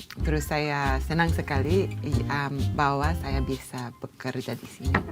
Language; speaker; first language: Indonesian; non-native, learner; English